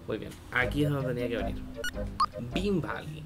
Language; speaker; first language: Spanish; native; Spanish